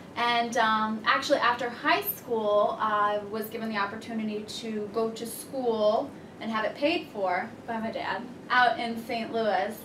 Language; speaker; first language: English; native; English